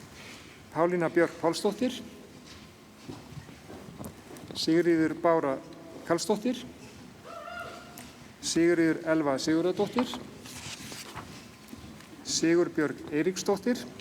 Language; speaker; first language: Icelandic; native; Icelandic